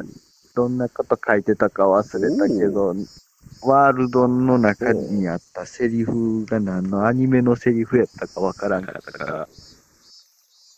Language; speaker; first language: Japanese; native; Japanese